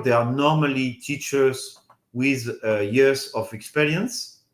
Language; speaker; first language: English; non-native, fluent; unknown